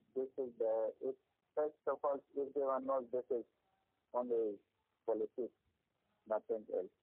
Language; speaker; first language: English; non-native, learner; Persian